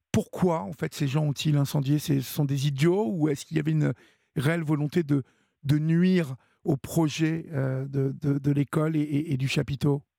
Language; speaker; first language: French; native; French